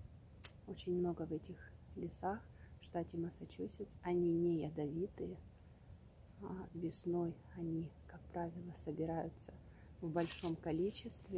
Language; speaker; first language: Russian; native; Russian